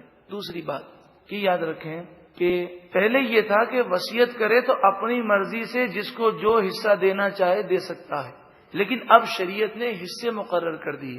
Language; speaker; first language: Urdu; native; Urdu